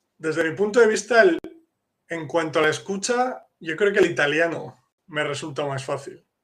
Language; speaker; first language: Spanish; native; Spanish